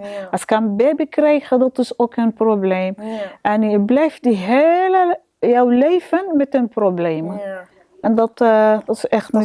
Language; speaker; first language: Dutch; non-native, learner; Arabic